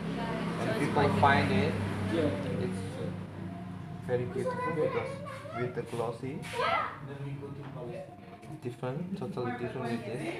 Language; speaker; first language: English; non-native, learner; Indonesian